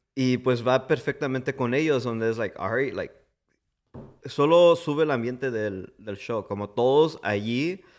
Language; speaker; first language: Spanish; early bilingual, heritage; English